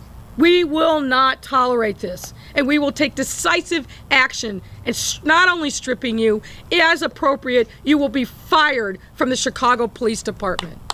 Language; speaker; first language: English; native; English